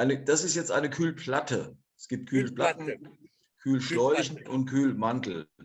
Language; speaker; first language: German; native; German